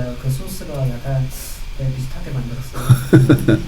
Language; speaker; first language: Korean; non-native, fluent; Chinese